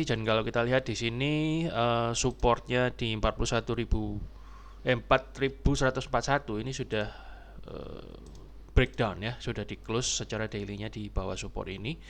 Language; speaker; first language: Indonesian; native; Indonesian